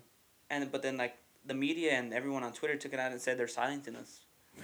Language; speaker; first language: English; early bilingual, other home language; Spanish